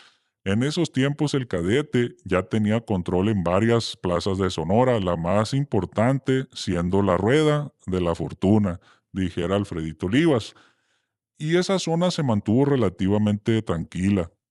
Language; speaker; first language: Spanish; native; Spanish